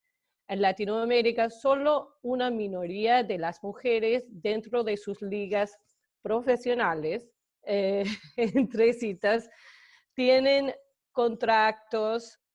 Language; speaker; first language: Spanish; non-native, fluent; English